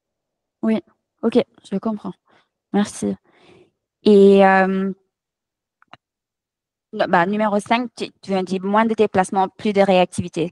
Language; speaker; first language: French; non-native, fluent; English